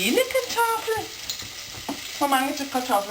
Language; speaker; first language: Danish; native; Danish